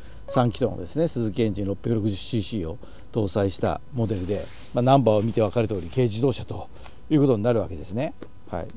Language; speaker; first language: Japanese; native; Japanese